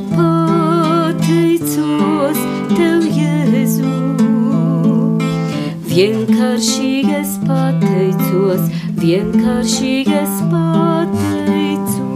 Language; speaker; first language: Latvian; native; Latvian